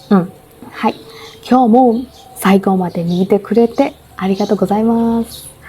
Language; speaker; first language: Japanese; non-native, learner; Burmese